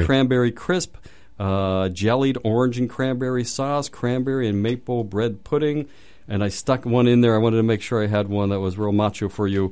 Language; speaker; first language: English; native; English